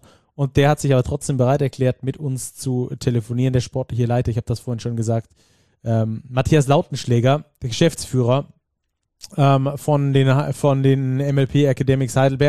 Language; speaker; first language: German; native; German